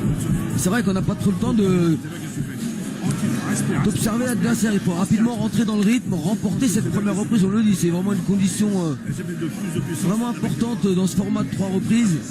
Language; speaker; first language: French; native; French